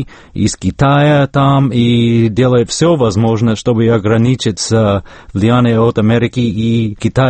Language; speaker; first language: Russian; non-native, fluent; English